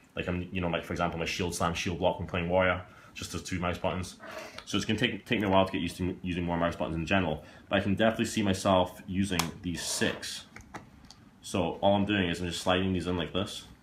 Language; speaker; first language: English; native; English